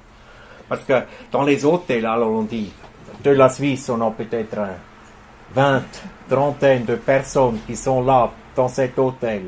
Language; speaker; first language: French; non-native, fluent; German